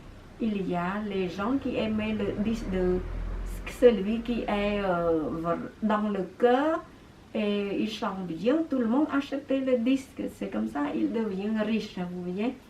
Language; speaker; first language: French; non-native, fluent; Khmer